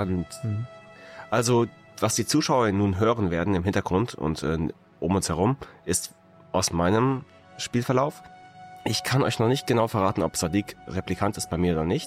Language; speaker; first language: German; native; German